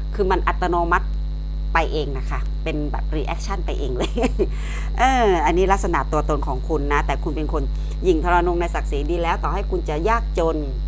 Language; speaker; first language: Thai; non-native, local second language; Chinese